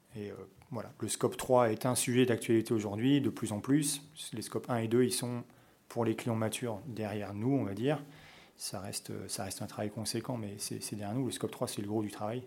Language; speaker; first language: French; native; French